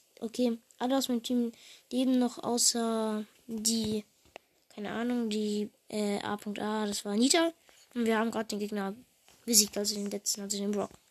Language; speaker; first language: German; native; German